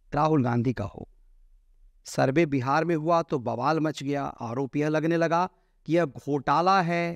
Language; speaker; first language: Hindi; native; Hindi